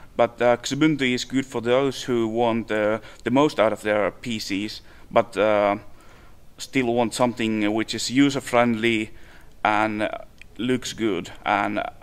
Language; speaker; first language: English; non-native, fluent; Finnish